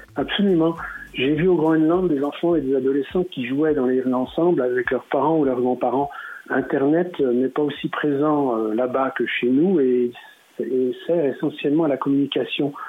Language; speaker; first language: French; native; French